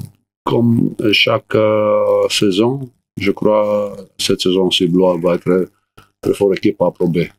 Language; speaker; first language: French; non-native, learner; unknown